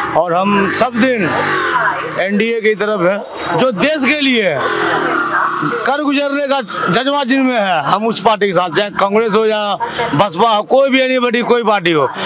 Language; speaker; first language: Hindi; native; Hindi